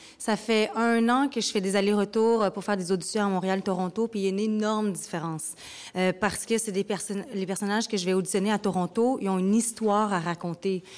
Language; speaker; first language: French; early bilingual, other home language; Vietnamese